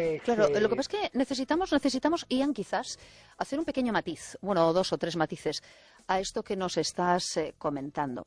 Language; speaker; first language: Spanish; native; Spanish